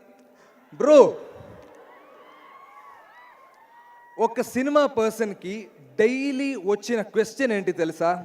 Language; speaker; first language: Telugu; non-native, learner; Malayalam